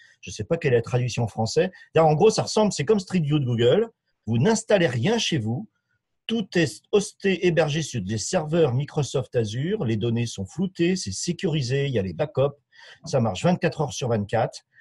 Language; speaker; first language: French; native; French